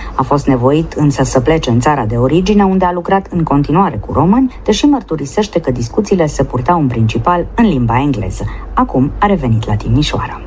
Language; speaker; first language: Romanian; native; Romanian